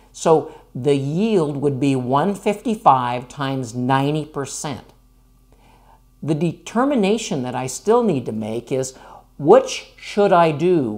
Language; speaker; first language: English; native; English